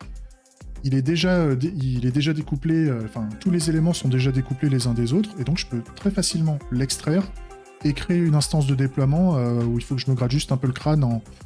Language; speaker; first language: French; native; French